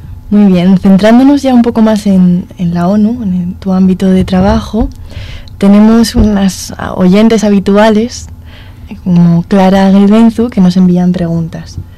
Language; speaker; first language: Spanish; native; Spanish